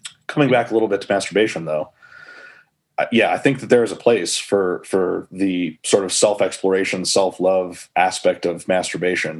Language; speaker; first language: English; native; English